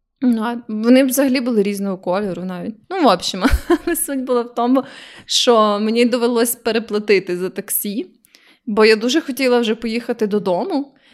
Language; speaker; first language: Ukrainian; native; Ukrainian